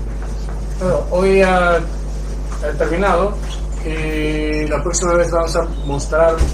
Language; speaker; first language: Spanish; non-native, fluent; Chinese